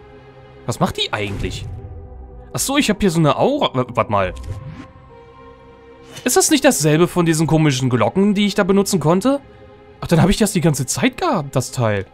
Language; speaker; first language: German; native; German